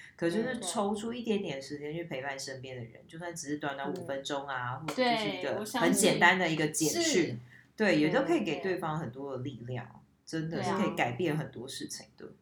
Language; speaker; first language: Chinese; non-native, fluent; English